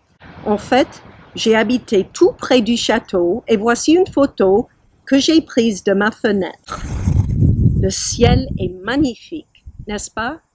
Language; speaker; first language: French; early bilingual, heritage; French